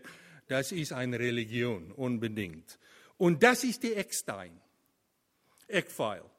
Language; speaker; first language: German; non-native, fluent; Afrikaans